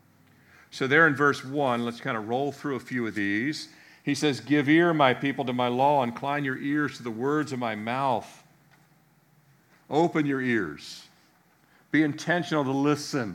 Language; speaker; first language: English; native; English